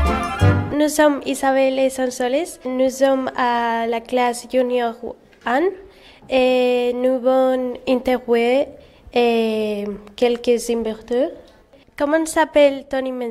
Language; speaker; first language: French; non-native, learner; Spanish